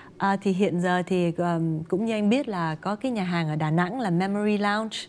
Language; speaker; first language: Vietnamese; early bilingual, other home language; English